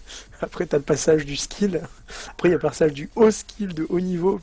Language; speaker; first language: French; native; French